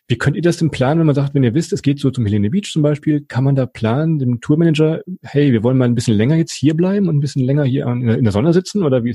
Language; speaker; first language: German; native; German